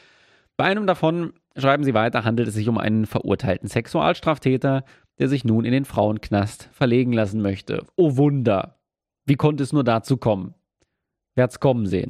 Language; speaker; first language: German; native; German